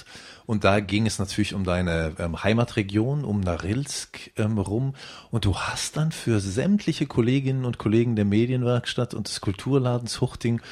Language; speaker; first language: German; native; German